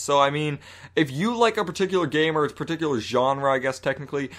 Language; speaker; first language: English; native; English